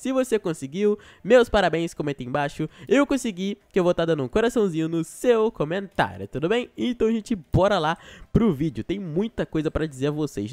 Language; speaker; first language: Portuguese; native; Portuguese